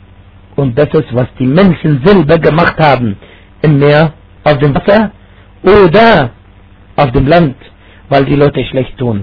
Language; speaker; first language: German; non-native, fluent; Arabic